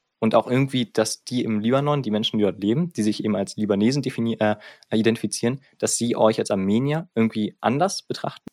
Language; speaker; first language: German; native; German